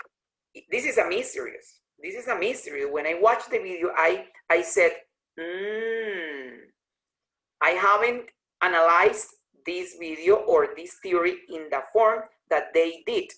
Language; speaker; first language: English; non-native, learner; Spanish